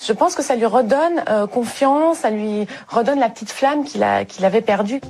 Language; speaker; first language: French; native; French